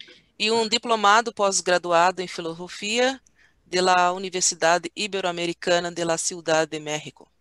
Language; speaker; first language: Spanish; non-native, learner; Portuguese